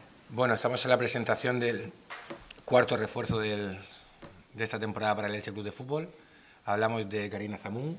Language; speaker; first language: Spanish; native; Spanish